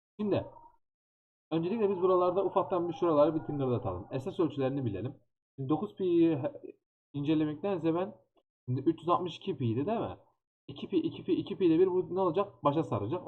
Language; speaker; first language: Turkish; native; Turkish